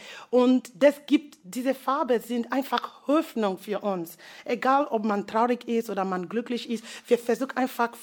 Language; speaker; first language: German; non-native, learner; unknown